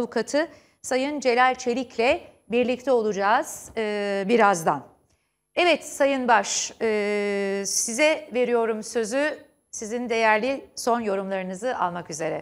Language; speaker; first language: Turkish; native; Turkish